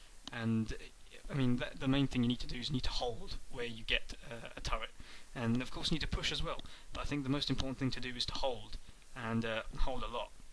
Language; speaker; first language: English; native; English